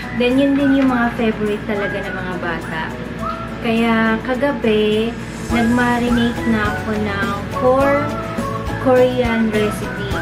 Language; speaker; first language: Filipino; non-native, local second language; Cebuano